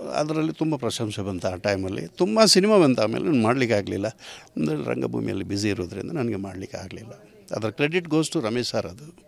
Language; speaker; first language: Kannada; non-native, local second language; Tulu